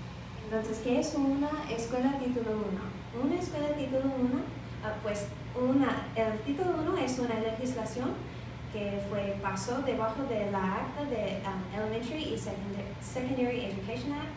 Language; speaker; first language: Spanish; non-native, learner; English